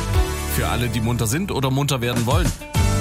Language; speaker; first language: German; native; German